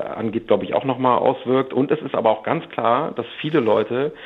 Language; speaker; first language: German; native; German